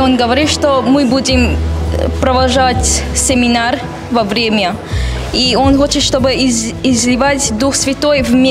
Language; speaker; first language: Russian; non-native, learner; Korean